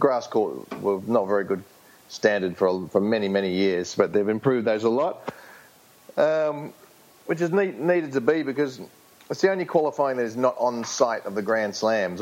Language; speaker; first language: English; native; English